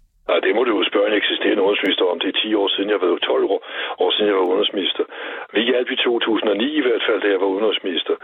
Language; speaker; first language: Danish; native; Danish